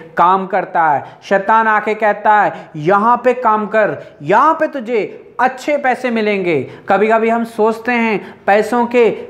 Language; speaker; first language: Hindi; non-native, local second language; Telugu